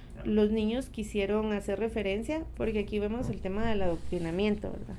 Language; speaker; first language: Spanish; native; Spanish